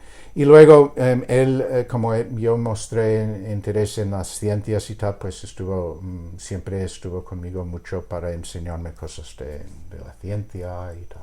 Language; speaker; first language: Spanish; non-native, fluent; English